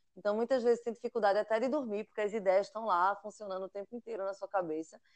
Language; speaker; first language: Portuguese; native; Portuguese